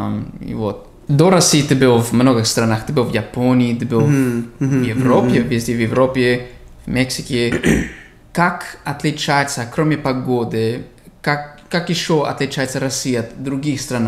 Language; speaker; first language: Russian; non-native, fluent; English